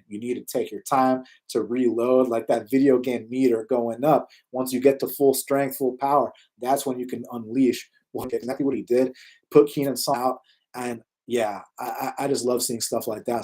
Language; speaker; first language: English; native; English